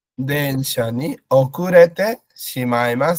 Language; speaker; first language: Japanese; non-native, fluent; Bangla